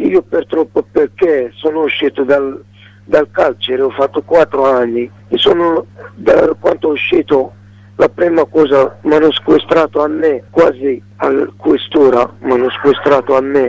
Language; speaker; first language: Italian; non-native, learner; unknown